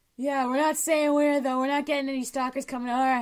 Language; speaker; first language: English; native; English